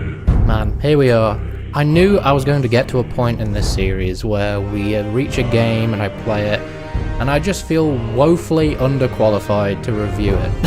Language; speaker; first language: English; native; English